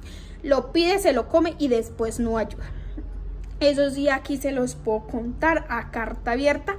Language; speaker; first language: Spanish; native; Spanish